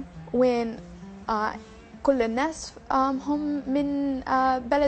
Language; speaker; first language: Arabic; early bilingual, heritage; English